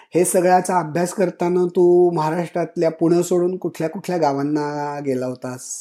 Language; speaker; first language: Marathi; native; Marathi